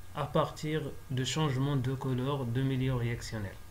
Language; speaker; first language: French; non-native, local second language; Arabic